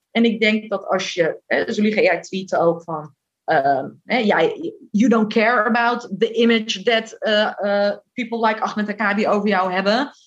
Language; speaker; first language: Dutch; early bilingual, other home language; Turkish